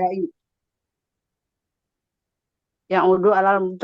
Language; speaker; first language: Arabic; non-native, learner; Indonesian